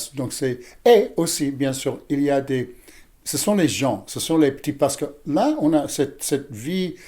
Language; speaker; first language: French; non-native, fluent; English